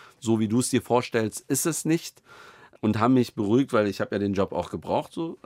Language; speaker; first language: German; native; German